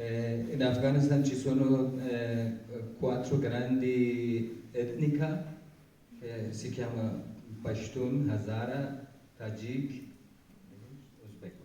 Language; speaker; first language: Italian; non-native, learner; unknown